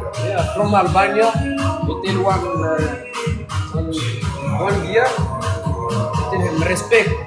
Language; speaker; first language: English; non-native, learner; Arabic